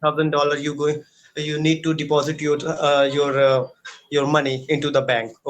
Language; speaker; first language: English; non-native, learner; Hindi